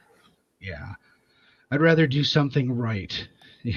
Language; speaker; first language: English; native; English